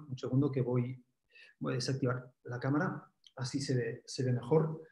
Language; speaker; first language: Spanish; native; Spanish